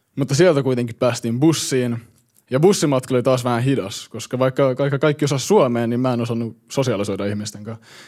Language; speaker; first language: Finnish; early bilingual, heritage; Finnish